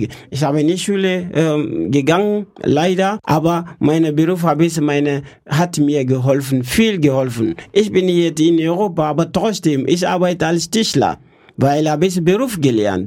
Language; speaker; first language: German; non-native, learner; French